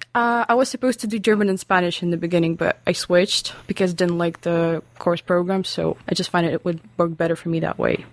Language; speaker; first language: English; non-native, fluent; Lithuanian